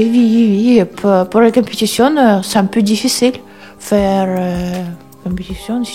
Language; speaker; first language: French; non-native, learner; Russian